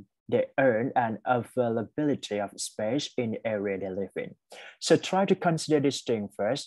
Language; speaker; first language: English; non-native, fluent; Thai